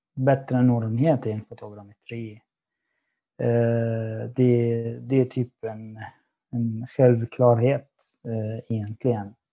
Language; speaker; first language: Swedish; non-native, fluent; Arabic